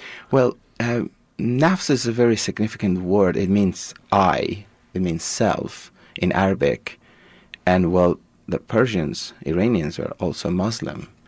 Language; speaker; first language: English; non-native, fluent; Persian